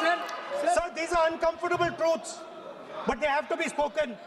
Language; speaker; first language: English; non-native, local second language; Hindi